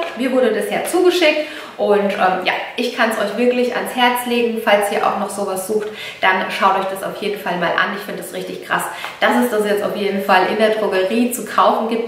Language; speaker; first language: German; early bilingual, other home language; Italian